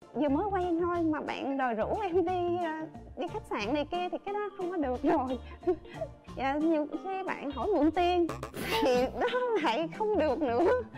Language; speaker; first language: Vietnamese; native; Vietnamese